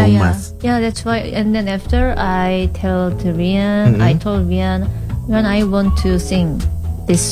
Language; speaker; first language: English; non-native, learner; Korean